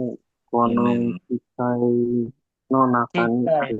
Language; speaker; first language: Japanese; non-native, learner; Indonesian